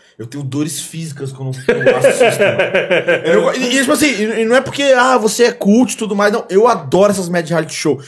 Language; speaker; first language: Portuguese; native; Portuguese